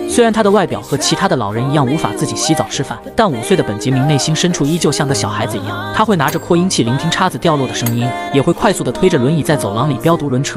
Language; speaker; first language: Chinese; native; Chinese